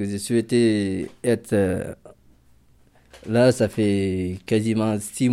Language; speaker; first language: French; non-native, local second language; Fula